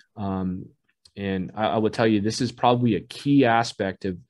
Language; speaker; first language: English; native; English